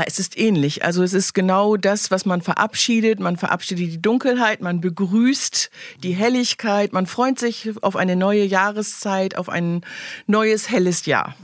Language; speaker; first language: German; native; German